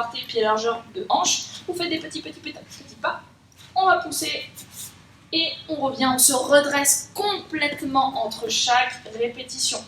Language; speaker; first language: French; native; French